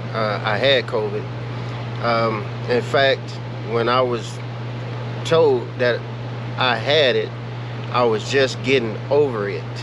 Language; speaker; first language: English; native; English